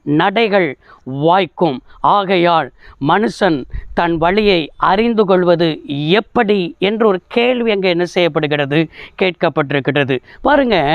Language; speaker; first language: Tamil; native; Tamil